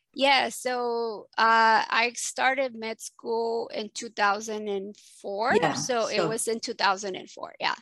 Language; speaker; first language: English; early bilingual, other home language; Spanish